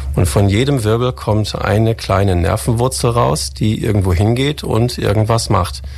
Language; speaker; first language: German; native; German